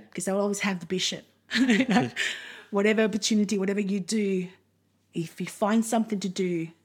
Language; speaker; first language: English; non-native, fluent; Spanish